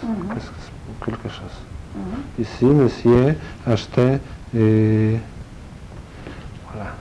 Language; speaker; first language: French; non-native, learner; Polish